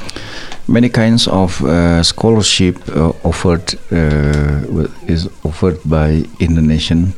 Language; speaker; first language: English; non-native, learner; Indonesian